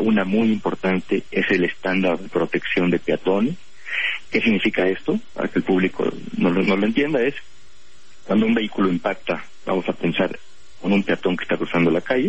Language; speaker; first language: Spanish; native; Spanish